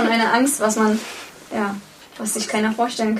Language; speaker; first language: German; early bilingual, other home language; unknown